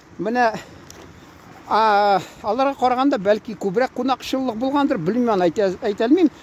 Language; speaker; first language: Tatar; early bilingual, heritage; Tatar